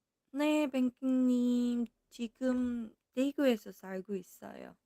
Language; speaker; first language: Korean; non-native, fluent; Filipino